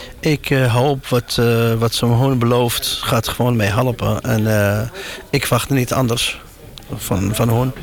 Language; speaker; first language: Dutch; non-native, learner; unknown